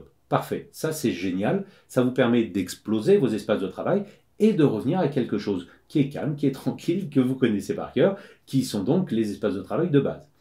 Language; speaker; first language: French; native; French